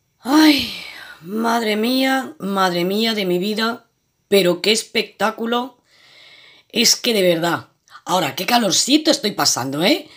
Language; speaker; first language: Spanish; native; Spanish